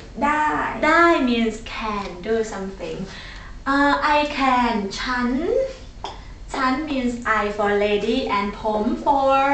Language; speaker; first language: English; non-native, learner; Thai